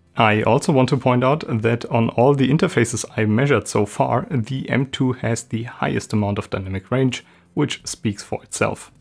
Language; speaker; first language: English; non-native, fluent; German